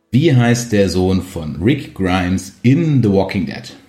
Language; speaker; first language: German; native; German